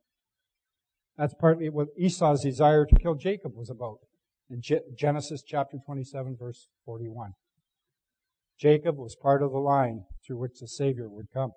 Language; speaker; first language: English; native; English